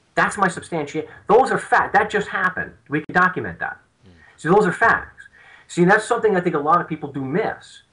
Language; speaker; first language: English; native; English